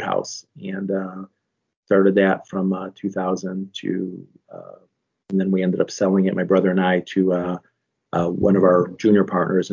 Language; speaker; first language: English; native; English